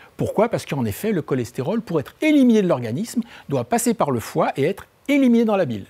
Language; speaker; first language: French; native; French